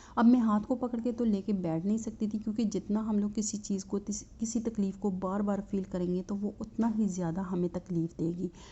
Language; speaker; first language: Urdu; native; Urdu